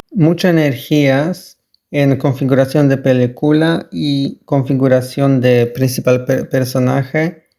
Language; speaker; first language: Spanish; non-native, learner; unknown